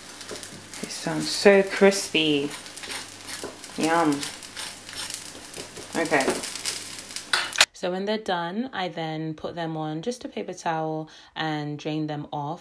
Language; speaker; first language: English; native; English